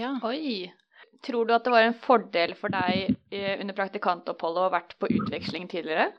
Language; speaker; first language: Norwegian; native; Norwegian